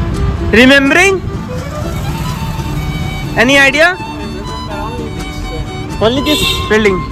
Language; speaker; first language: English; non-native, local second language; Hindi